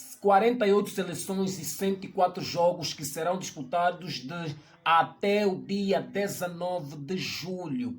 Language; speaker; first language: Portuguese; native; Portuguese